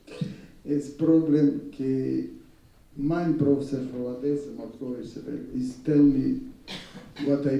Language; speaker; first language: English; non-native, learner; Russian